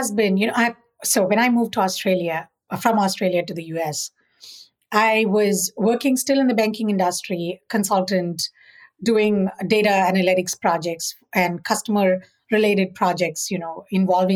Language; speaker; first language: English; non-native, local second language; Tamil